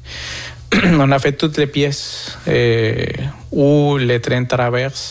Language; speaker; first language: French; non-native, fluent; Spanish